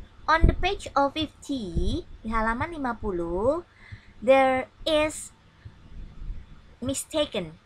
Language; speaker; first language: English; non-native, fluent; Indonesian